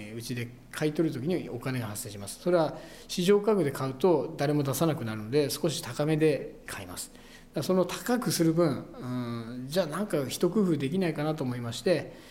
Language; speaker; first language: Japanese; native; Japanese